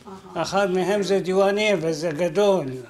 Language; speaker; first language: Hebrew; non-native, fluent; Arabic